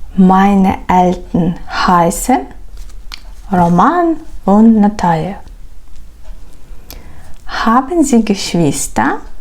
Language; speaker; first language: German; non-native, fluent; Ukrainian